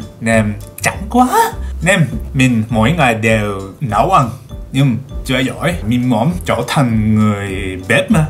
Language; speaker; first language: Vietnamese; non-native, learner; Japanese